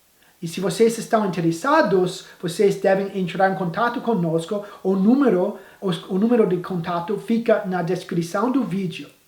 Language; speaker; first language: Portuguese; non-native, fluent; English